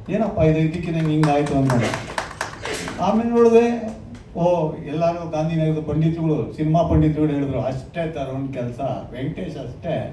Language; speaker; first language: Kannada; native; Kannada